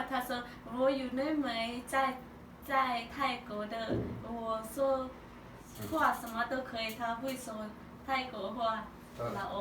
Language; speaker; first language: Chinese; non-native, learner; Lao